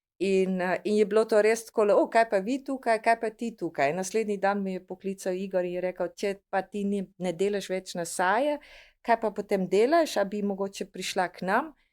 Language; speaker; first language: Slovenian; non-native, fluent; English